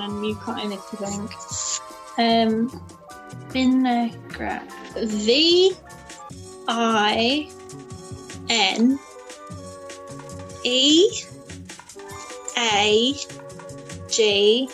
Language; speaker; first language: English; native; English